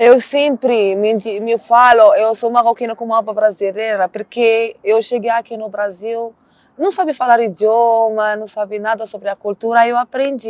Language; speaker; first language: Portuguese; non-native, learner; Arabic